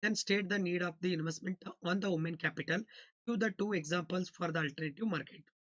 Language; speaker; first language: English; non-native, local second language; Kannada